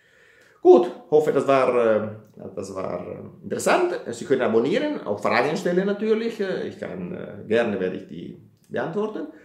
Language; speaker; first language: German; non-native, fluent; Italian